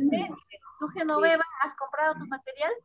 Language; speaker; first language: Spanish; native; Spanish